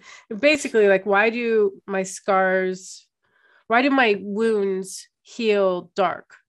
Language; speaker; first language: English; native; English